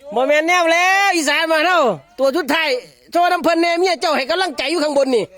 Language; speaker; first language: Thai; native; Thai